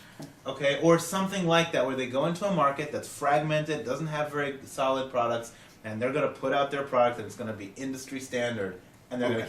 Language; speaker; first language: English; native; English